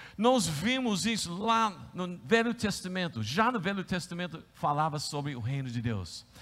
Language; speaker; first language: Portuguese; non-native, fluent; English